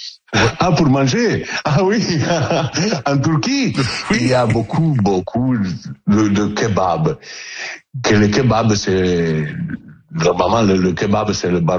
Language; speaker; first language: French; non-native, learner; Italian